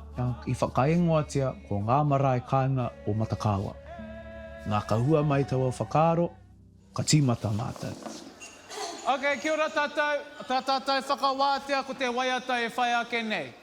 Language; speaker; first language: Māori; native; Māori